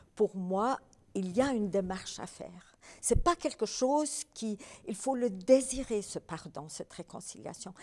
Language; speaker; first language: French; early bilingual, other home language; Polish